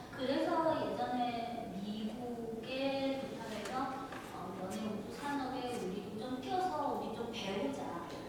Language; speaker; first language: Korean; non-native, fluent; Chinese